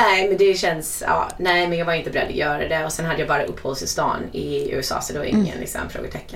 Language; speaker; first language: Swedish; non-native, fluent; English